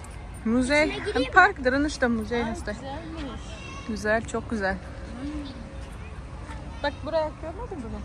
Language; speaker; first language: Turkish; non-native, learner; Tajik